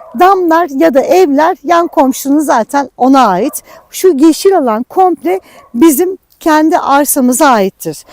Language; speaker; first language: Turkish; native; Turkish